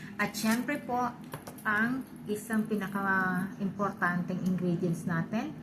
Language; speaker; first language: Filipino; native; Filipino